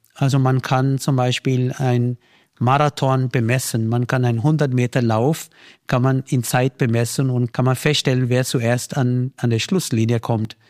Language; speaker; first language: German; non-native, fluent; Hindi